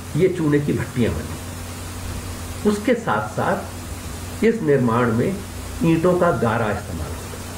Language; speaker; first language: Hindi; native; Hindi